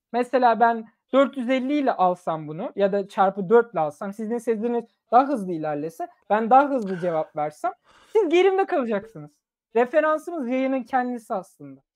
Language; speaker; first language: Turkish; early bilingual, other home language; German